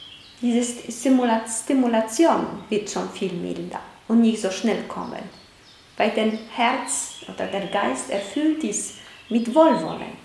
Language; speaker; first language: German; non-native, fluent; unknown